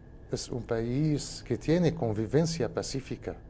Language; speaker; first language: Portuguese; non-native, fluent; Spanish